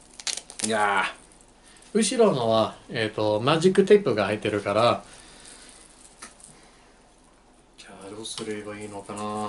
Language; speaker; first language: Japanese; non-native, fluent; English